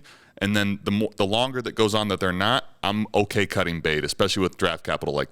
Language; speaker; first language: English; native; English